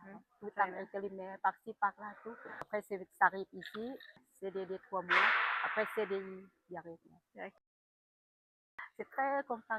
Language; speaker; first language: French; non-native, learner; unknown